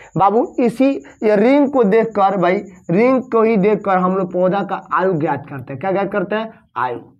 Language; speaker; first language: Hindi; native; Hindi